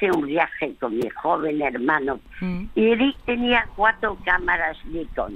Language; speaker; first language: Spanish; early bilingual, other home language; French